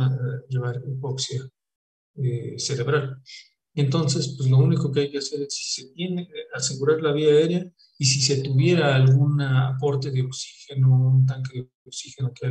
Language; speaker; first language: Spanish; native; Spanish